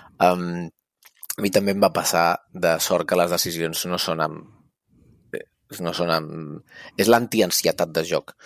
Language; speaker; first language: Catalan; native; Catalan